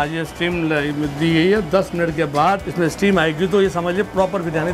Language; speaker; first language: Hindi; native; Hindi